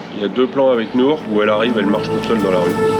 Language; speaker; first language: French; native; French